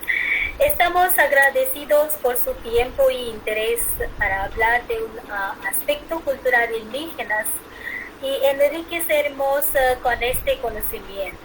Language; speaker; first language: Spanish; non-native, fluent; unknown